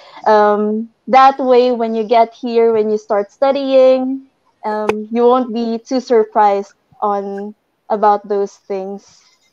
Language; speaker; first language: English; non-native, local second language; Filipino